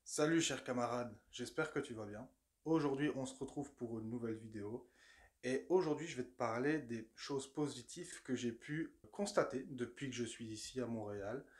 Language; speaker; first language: French; native; French